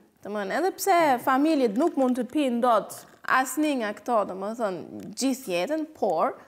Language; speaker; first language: Albanian; non-native, fluent; German